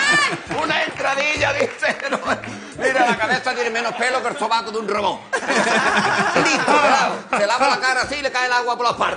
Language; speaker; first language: Spanish; native; Spanish